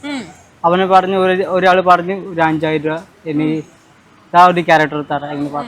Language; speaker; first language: Malayalam; non-native, local second language; Odia